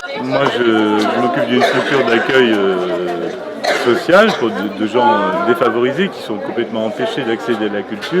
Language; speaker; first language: French; native; French